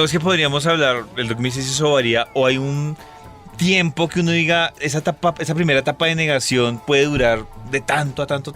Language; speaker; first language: Spanish; native; Spanish